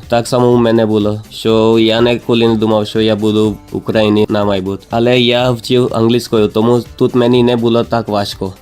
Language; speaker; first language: Ukrainian; non-native, learner; Gujarati